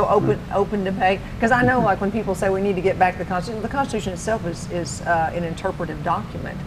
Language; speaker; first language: English; native; English